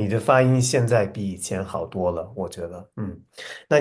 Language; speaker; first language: Chinese; non-native, fluent; English